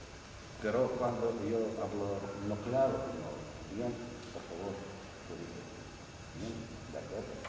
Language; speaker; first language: Spanish; non-native, learner; Russian